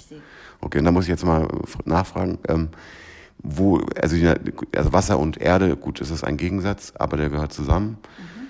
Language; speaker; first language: German; native; German